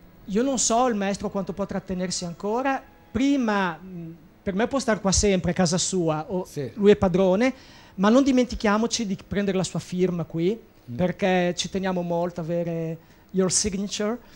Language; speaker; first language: Italian; native; Italian